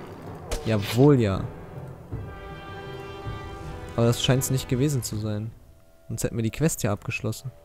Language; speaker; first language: German; native; German